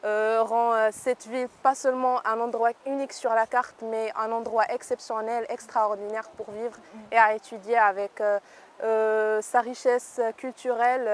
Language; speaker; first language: French; non-native, local second language; Arabic